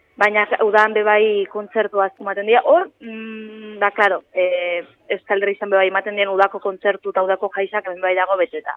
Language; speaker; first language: Basque; native; Basque